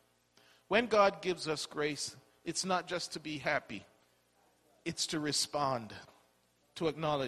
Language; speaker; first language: English; native; English